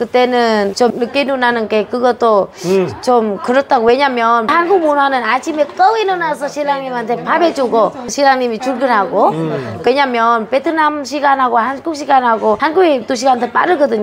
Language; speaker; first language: Korean; non-native, fluent; Vietnamese